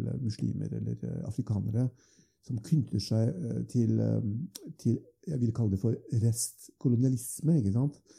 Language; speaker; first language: Norwegian; non-native, fluent; French